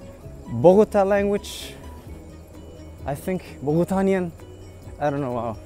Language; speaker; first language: English; non-native, fluent; Spanish